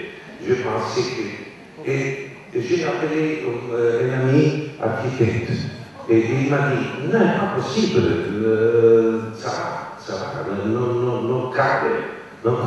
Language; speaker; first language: French; non-native, learner; Italian